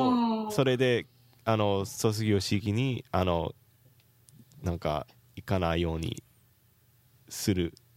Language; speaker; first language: Japanese; non-native, fluent; English